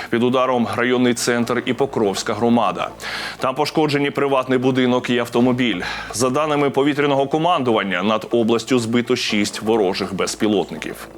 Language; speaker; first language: Ukrainian; native; Ukrainian